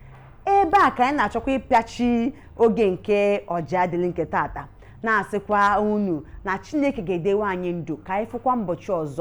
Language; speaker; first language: Igbo; native; Igbo